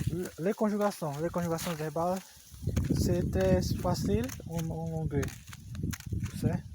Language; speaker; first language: French; non-native, learner; Portuguese